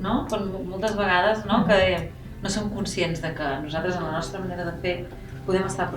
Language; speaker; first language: Catalan; native; Catalan